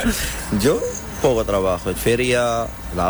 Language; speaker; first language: Spanish; non-native, learner; Arabic